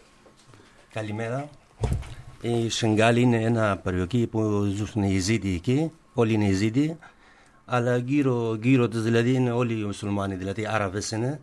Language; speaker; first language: Greek; non-native, learner; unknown